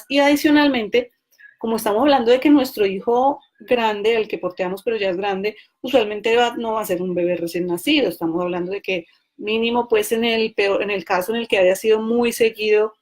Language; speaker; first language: Spanish; native; Spanish